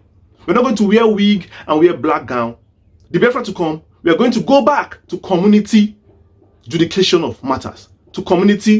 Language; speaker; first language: English; non-native, local second language; Igbo